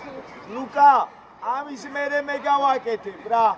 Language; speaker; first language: Georgian; native; Georgian